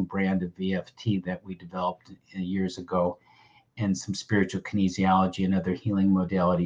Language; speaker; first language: English; native; English